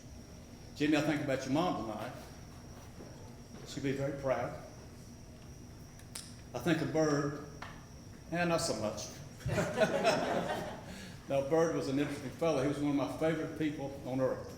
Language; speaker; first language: English; native; English